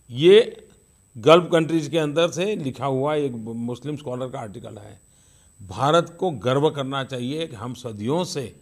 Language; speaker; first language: Hindi; non-native, local second language; Gujarati